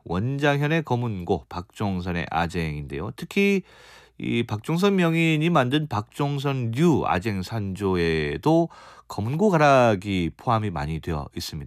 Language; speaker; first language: Korean; native; Korean